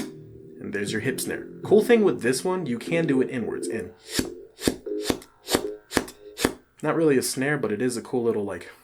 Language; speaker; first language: English; native; English